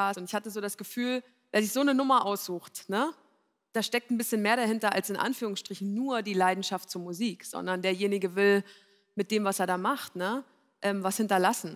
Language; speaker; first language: German; native; German